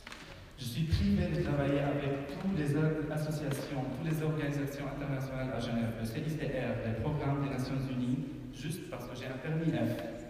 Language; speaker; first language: French; non-native, fluent; Arabic